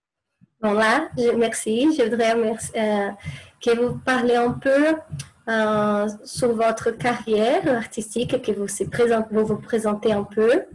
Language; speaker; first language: French; non-native, fluent; Portuguese